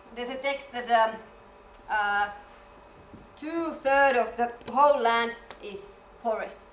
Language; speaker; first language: English; non-native, fluent; Finnish